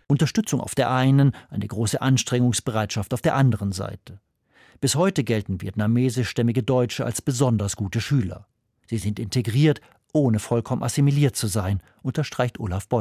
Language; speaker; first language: German; native; German